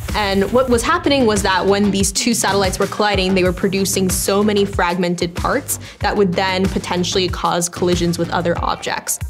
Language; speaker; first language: English; native; English